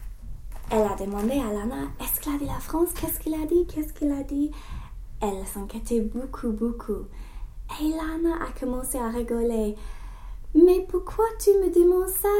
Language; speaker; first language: French; non-native, learner; English